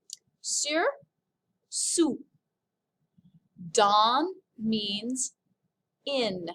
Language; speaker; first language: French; non-native, fluent; English